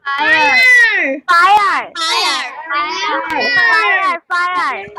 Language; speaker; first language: English; non-native, learner; Bangla